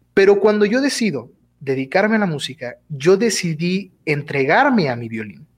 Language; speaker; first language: Spanish; native; Spanish